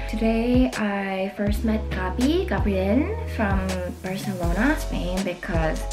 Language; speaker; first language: English; non-native, fluent; Korean